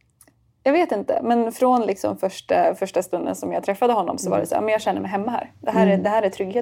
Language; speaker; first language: Swedish; native; Swedish